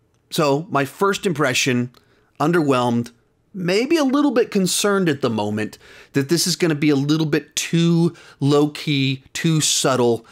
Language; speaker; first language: English; native; English